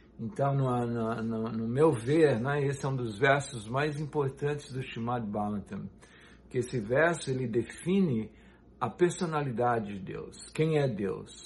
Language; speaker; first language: Portuguese; native; Portuguese